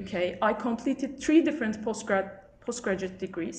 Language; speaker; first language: English; non-native, fluent; Turkish